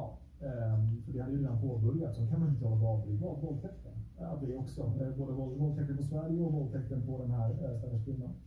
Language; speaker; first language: Swedish; native; Swedish